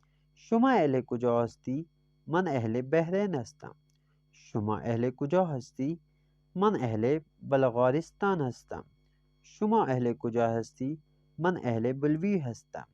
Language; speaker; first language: Persian; non-native, fluent; Urdu